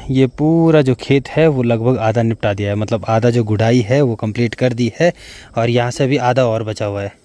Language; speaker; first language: Hindi; non-native, local second language; Garhwali